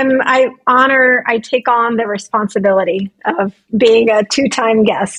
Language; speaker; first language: English; non-native, fluent; Russian